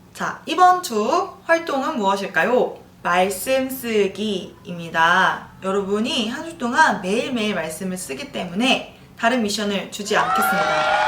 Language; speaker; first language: Korean; native; Korean